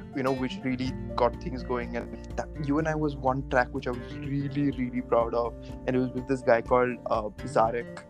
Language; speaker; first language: English; non-native, local second language; Marathi